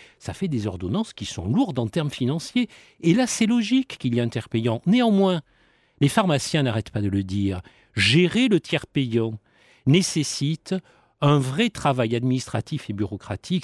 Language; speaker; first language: French; native; French